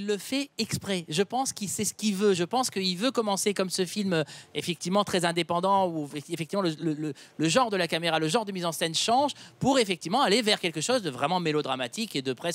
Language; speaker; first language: French; native; French